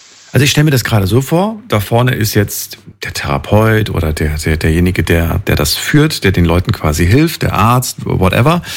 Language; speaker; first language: German; native; German